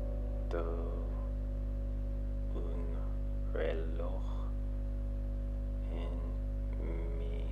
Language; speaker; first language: Spanish; non-native, learner; English